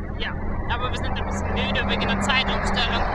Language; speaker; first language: German; non-native, learner; Russian